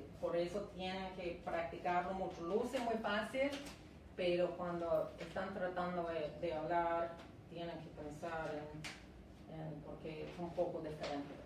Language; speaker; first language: Spanish; non-native, fluent; English